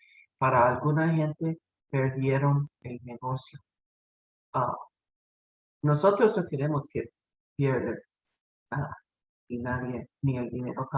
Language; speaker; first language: Spanish; non-native, fluent; English